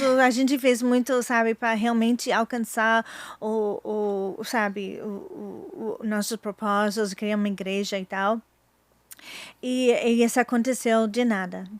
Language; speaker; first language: Portuguese; non-native, fluent; English